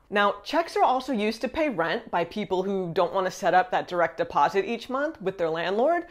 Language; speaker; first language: English; native; English